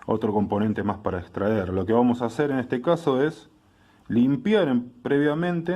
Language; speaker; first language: Spanish; native; Spanish